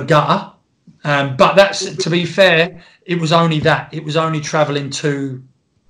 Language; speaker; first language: English; native; English